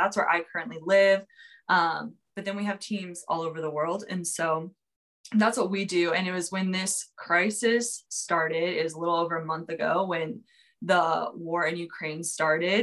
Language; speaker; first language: English; native; English